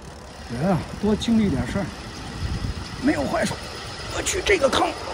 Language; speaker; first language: Chinese; native; Chinese